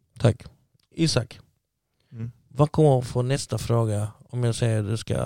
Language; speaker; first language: Swedish; early bilingual, other home language; Arabic